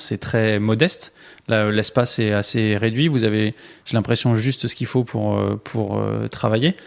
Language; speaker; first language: French; native; French